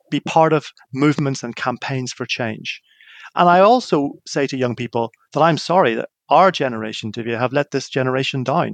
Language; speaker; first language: English; native; English